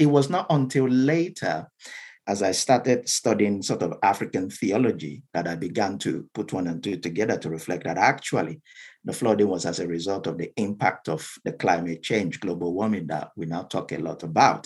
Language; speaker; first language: English; non-native, local second language; Yoruba